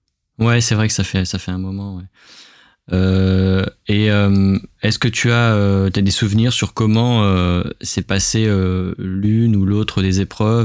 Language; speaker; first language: French; native; French